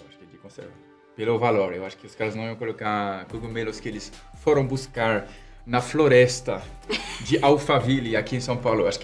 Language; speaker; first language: Portuguese; non-native, fluent; French